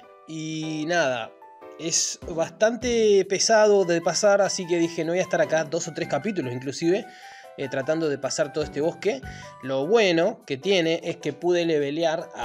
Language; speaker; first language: Spanish; native; Spanish